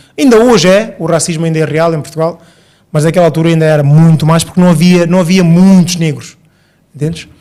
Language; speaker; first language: Portuguese; early bilingual, other home language; Upper Guinea Crioulo